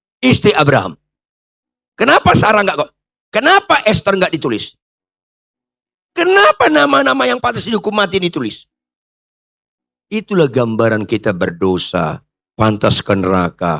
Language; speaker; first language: Indonesian; native; Indonesian